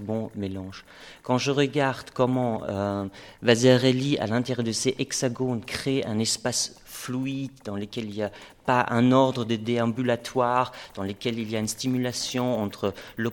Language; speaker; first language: French; non-native, fluent; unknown